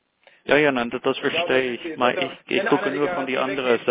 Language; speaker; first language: German; non-native, fluent; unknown